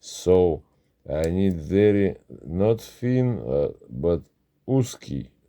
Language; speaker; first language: English; non-native, learner; Russian